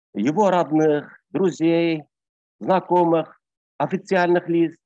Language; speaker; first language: Russian; non-native, local second language; Bashkir